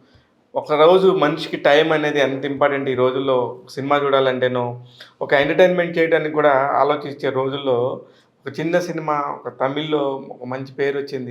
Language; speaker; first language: Telugu; native; Telugu